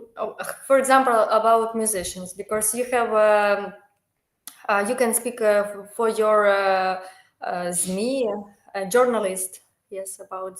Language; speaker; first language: English; non-native, learner; Ukrainian